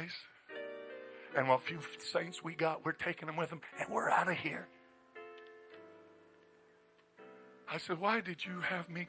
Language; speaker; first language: English; native; English